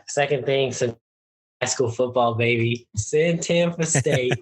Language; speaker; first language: English; native; English